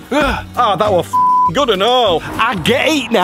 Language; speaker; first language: English; native; English